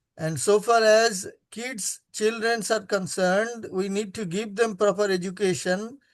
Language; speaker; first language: English; non-native, local second language; Hindi